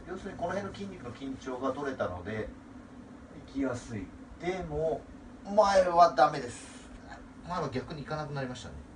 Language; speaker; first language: Japanese; native; Japanese